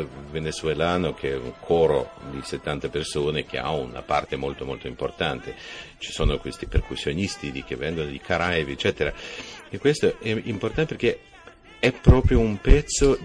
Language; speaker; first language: Italian; non-native, fluent; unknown